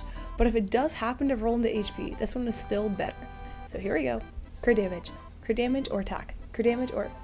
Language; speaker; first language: English; native; English